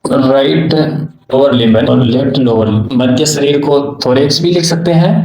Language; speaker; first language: Hindi; native; Hindi